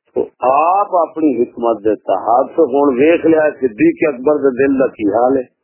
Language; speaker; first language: Urdu; non-native, local second language; Punjabi